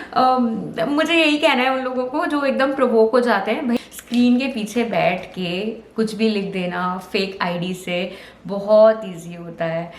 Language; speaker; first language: Hindi; native; Hindi